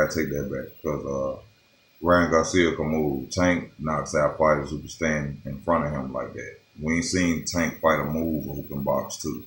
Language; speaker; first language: English; native; English